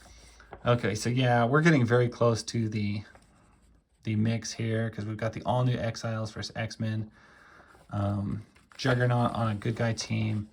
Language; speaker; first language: English; native; English